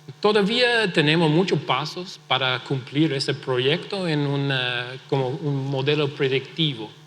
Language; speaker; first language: Spanish; non-native, fluent; English